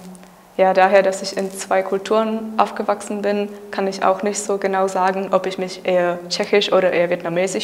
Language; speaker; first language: German; non-native, fluent; Czech